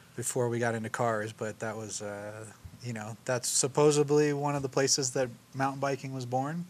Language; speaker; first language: English; native; English